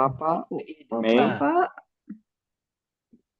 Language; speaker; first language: Chinese; non-native, learner; Tamil